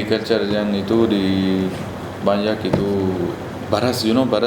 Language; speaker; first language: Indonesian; non-native, learner; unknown